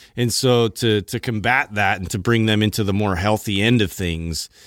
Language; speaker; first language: English; native; English